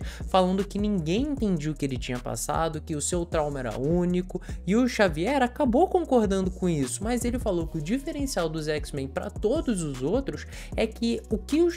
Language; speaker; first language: Portuguese; native; Portuguese